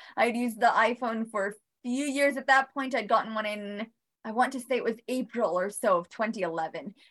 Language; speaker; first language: English; early bilingual, other home language; Bosnian